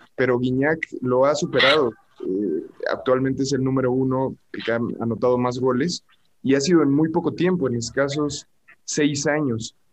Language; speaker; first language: Spanish; native; Spanish